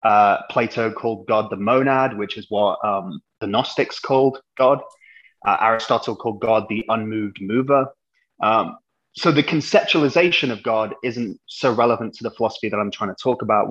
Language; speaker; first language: English; native; English